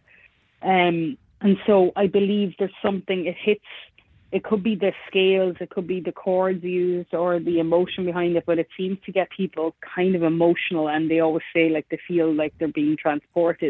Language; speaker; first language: English; native; English